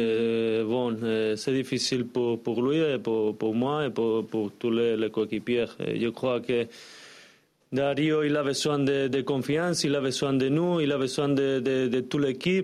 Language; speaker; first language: French; non-native, learner; Spanish